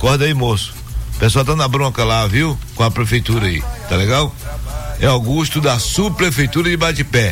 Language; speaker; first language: Portuguese; native; Portuguese